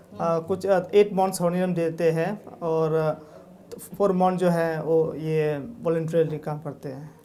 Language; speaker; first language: Hindi; non-native, local second language; Nyishi